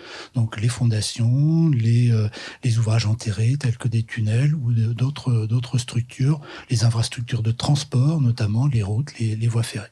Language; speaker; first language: French; native; French